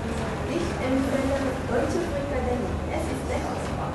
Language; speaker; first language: German; non-native, learner; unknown